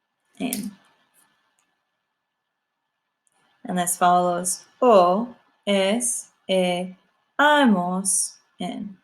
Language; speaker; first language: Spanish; non-native, fluent; English